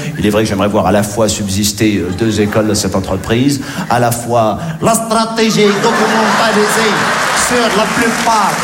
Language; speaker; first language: French; native; French